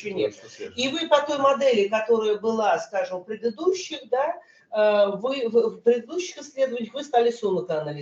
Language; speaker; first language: Russian; native; Russian